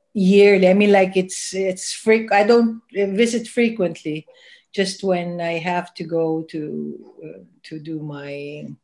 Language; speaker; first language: English; non-native, local second language; Filipino